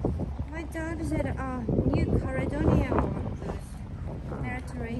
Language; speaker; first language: English; non-native, fluent; Japanese